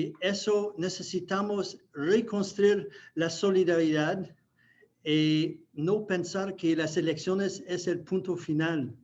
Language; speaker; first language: Spanish; non-native, fluent; English